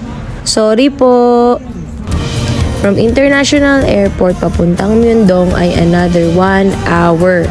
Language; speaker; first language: Filipino; native; Filipino